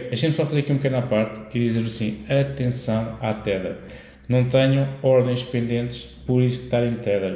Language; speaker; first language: Portuguese; native; Portuguese